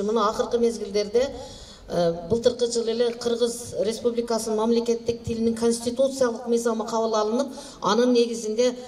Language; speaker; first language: Kyrgyz; native; Kyrgyz